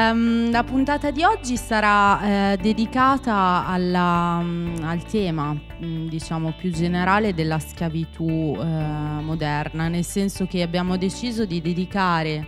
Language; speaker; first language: Italian; native; Italian